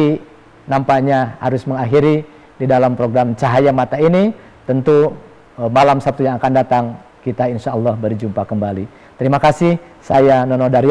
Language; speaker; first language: Indonesian; native; Indonesian